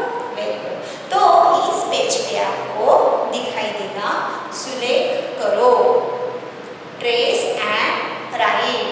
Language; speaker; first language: Hindi; native; Hindi